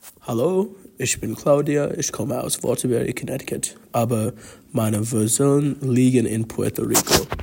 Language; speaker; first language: German; non-native, learner; English